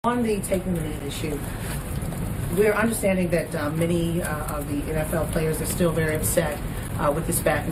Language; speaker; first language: English; native; English